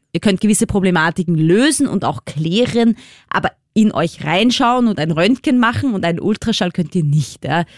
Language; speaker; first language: German; native; German